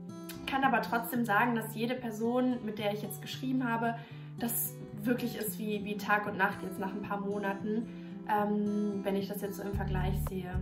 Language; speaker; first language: German; native; German